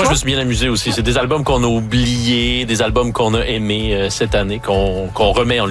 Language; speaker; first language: French; native; French